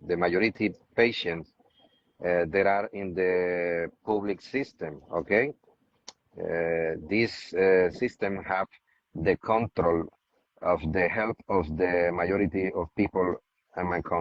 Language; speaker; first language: English; non-native, learner; Spanish